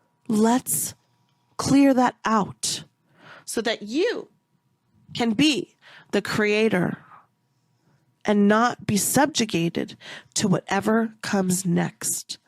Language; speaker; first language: English; native; English